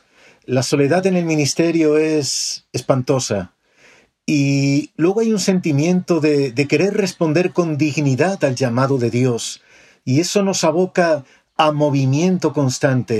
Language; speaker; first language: Spanish; native; Spanish